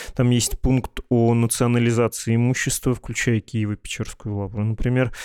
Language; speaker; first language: Russian; native; Russian